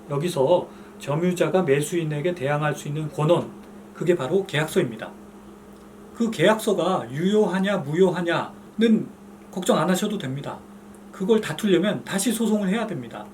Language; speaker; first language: Korean; native; Korean